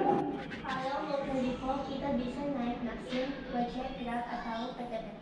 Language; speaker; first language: Indonesian; non-native, learner; Filipino